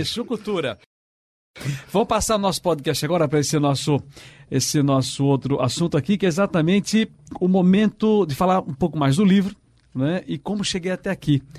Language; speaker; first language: Portuguese; native; Portuguese